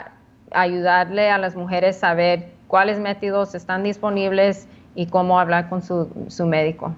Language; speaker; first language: Spanish; early bilingual, heritage; Spanish